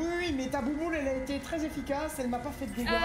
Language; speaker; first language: French; native; French